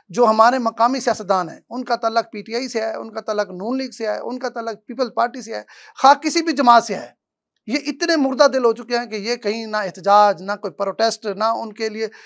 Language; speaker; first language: Urdu; non-native, local second language; Saraiki